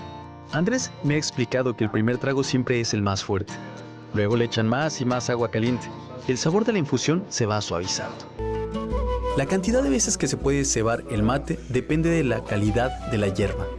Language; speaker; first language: Spanish; native; Spanish